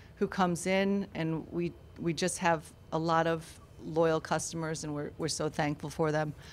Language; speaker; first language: English; native; English